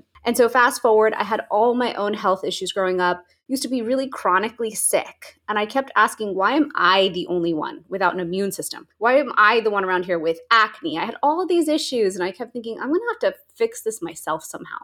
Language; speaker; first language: English; native; English